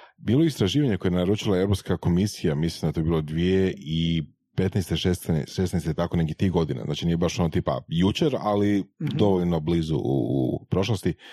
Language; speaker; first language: Croatian; native; Croatian